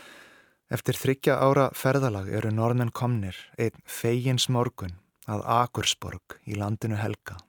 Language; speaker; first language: Icelandic; native; Icelandic